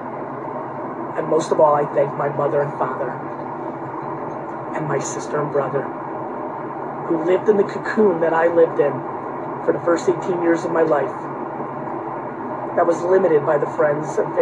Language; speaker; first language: English; early bilingual, other home language; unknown